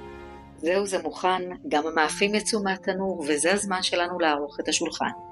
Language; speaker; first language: Hebrew; native; Hebrew